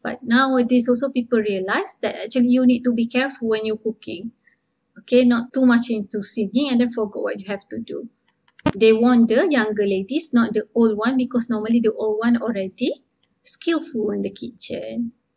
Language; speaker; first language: English; non-native, local second language; Malay